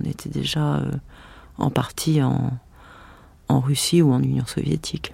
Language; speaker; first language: French; native; French